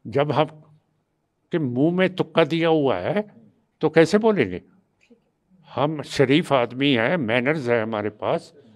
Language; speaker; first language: Hindi; non-native, local second language; Punjabi